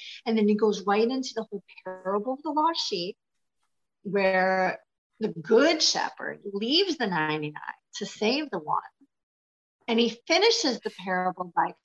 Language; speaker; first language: English; native; English